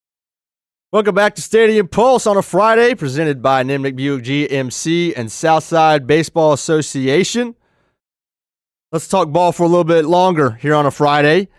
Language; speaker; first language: English; native; English